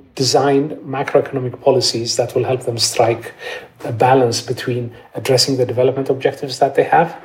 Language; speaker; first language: English; non-native, fluent; Amharic